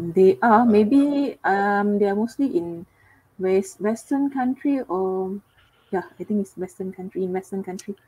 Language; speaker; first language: English; non-native, local second language; Cantonese